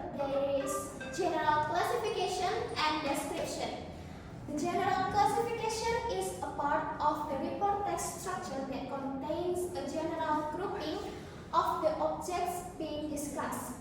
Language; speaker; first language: English; non-native, learner; Indonesian